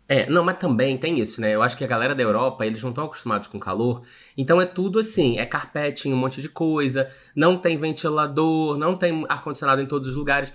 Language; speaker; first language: Portuguese; native; Portuguese